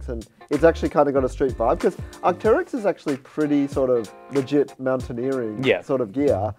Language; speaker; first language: English; native; English